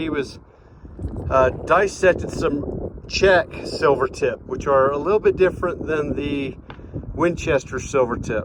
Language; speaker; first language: English; native; English